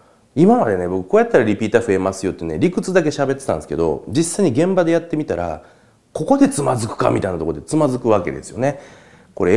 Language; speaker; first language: Japanese; native; Japanese